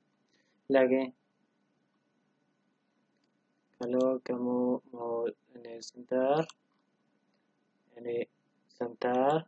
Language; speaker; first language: Indonesian; non-native, learner; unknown